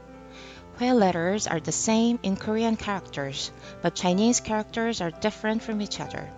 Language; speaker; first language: English; non-native, fluent; Korean